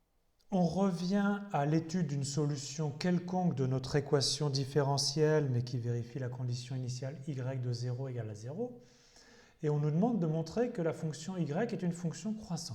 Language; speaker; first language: French; native; French